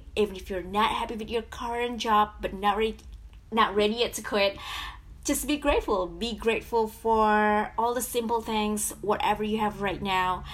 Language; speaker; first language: English; non-native, fluent; Indonesian